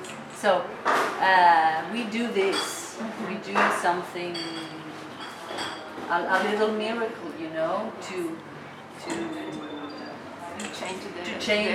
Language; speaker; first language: English; non-native, fluent; Italian